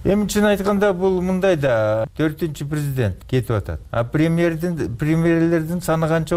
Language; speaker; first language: Kyrgyz; native; Kyrgyz